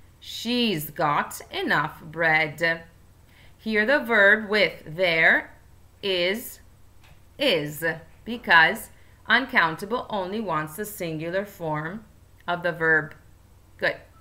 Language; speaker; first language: English; non-native, fluent; Italian